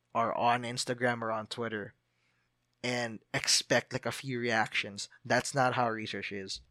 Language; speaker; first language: English; non-native, local second language; Filipino